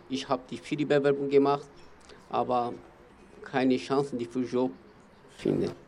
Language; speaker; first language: German; non-native, learner; Kurdish